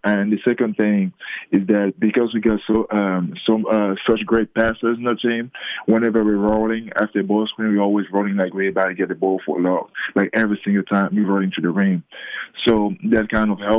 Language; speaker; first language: English; non-native, local second language; French